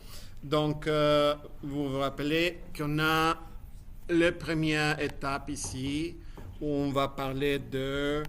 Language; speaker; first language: French; non-native, fluent; Spanish